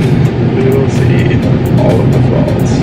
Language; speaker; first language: English; native; English